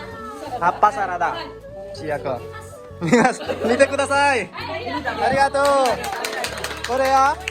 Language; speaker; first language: Japanese; non-native, learner; Nepali